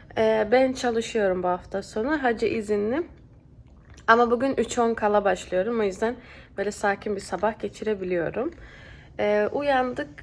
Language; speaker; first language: Turkish; early bilingual, heritage; Turkish